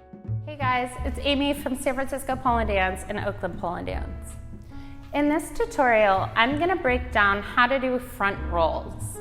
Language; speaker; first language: English; native; English